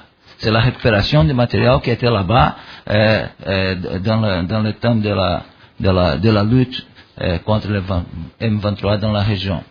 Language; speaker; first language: French; non-native, learner; Portuguese